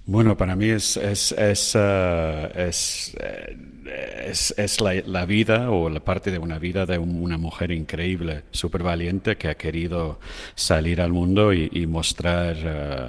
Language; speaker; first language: Spanish; non-native, fluent; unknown